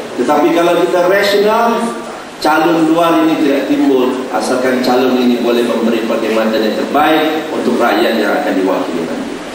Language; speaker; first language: Malay; native; Malay